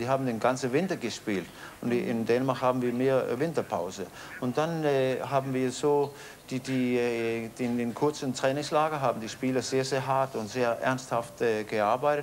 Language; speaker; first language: German; non-native, fluent; Danish